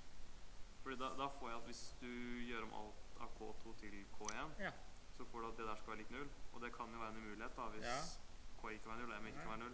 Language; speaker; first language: Norwegian; native; Norwegian